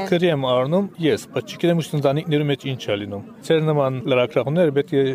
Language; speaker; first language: Armenian; early bilingual, heritage; Armenian